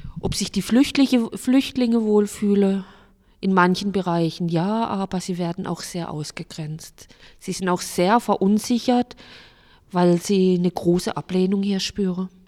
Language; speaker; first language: German; native; German